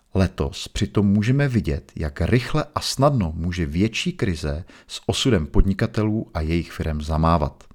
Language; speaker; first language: Czech; native; Czech